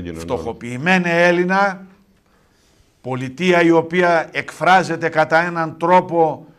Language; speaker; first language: Greek; native; Greek